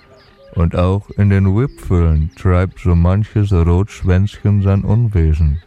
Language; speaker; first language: German; native; German